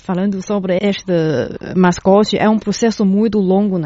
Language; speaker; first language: Portuguese; non-native, fluent; Chinese